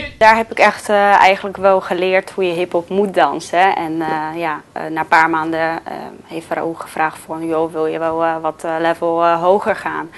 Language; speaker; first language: Dutch; non-native, fluent; Polish